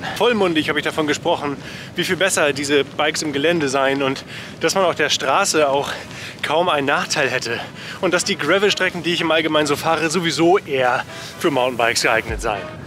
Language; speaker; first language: German; native; German